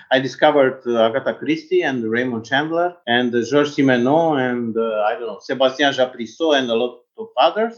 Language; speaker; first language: English; non-native, fluent; Romanian